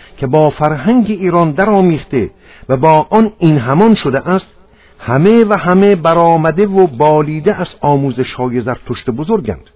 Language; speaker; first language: Persian; non-native, local second language; Armenian